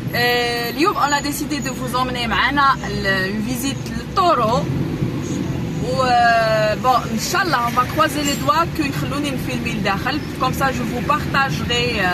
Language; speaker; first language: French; non-native, local second language; Arabic